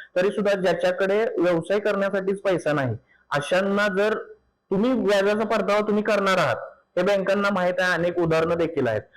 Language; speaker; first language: Marathi; native; Marathi